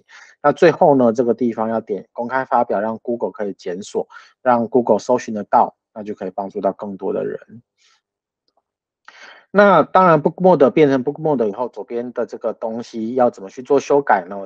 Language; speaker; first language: Chinese; native; Chinese